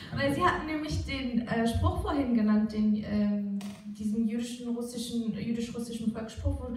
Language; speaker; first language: German; non-native, local second language; Turkish